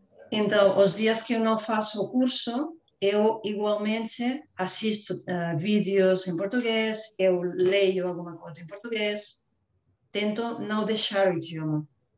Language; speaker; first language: Portuguese; non-native, fluent; Spanish